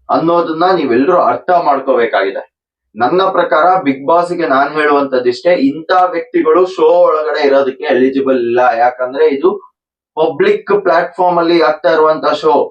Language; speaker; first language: Kannada; native; Kannada